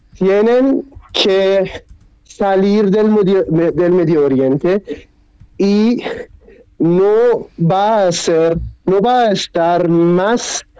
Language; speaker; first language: Spanish; non-native, learner; Persian